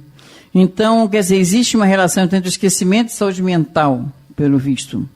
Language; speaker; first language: Portuguese; native; Portuguese